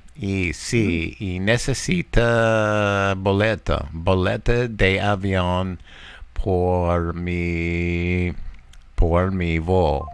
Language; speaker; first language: Spanish; non-native, learner; English